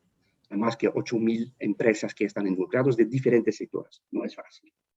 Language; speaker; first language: Spanish; non-native, fluent; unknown